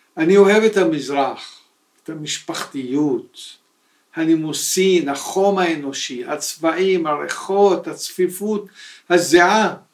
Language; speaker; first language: Hebrew; early bilingual, other home language; Arabic